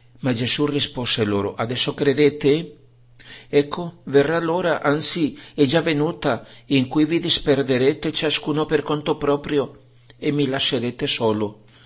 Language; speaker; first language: Italian; non-native, fluent; Spanish